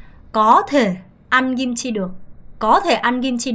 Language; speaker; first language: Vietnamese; non-native, fluent; Korean